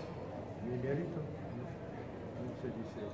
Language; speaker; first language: Spanish; non-native, fluent; Haitian Creole